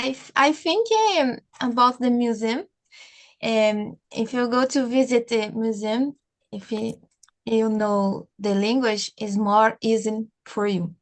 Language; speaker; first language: English; non-native, learner; Portuguese